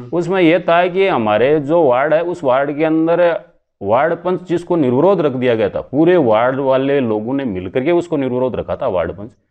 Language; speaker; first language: Hindi; native; Hindi